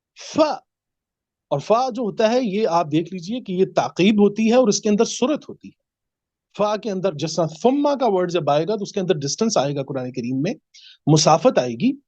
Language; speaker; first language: Urdu; native; Urdu